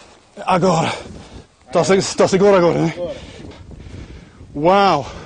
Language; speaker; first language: Portuguese; non-native, learner; English